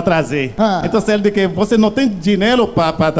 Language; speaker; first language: Portuguese; non-native, learner; Haitian Creole